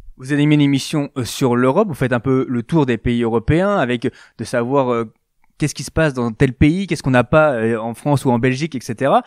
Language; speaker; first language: French; native; French